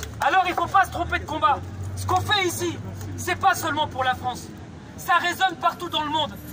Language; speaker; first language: French; early bilingual, other home language; Spanish